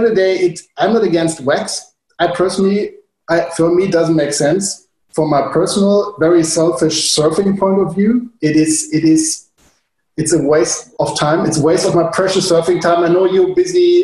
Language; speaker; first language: English; non-native, fluent; German